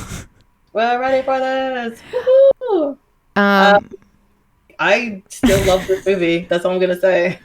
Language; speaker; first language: English; native; English